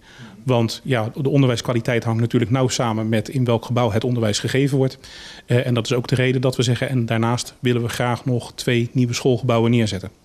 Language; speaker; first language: Dutch; native; Dutch